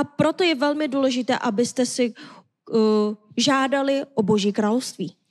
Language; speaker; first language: Czech; non-native, learner; Korean